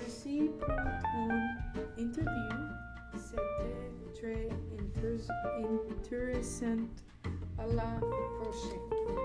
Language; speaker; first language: French; non-native, learner; English